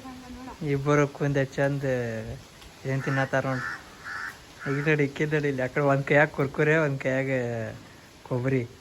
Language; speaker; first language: Kannada; native; Kannada